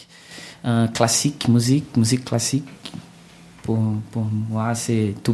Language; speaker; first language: French; non-native, learner; Portuguese